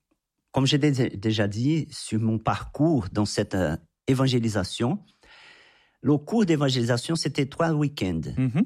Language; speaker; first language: French; non-native, fluent; Portuguese